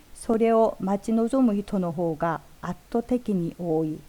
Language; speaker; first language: Japanese; non-native, fluent; Korean